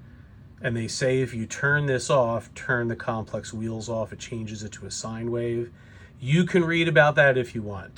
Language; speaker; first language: English; native; English